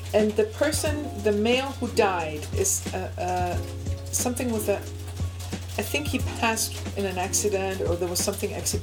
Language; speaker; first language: English; non-native, fluent; German